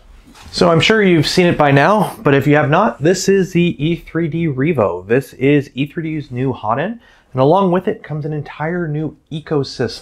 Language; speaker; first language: English; native; English